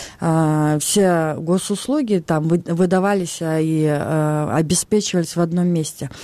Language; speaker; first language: Russian; non-native, local second language; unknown